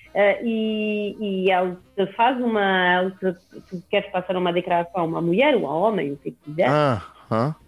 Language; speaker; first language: Portuguese; non-native, fluent; French